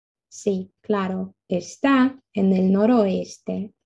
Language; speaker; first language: Spanish; non-native, fluent; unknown